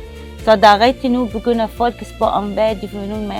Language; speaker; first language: Danish; non-native, learner; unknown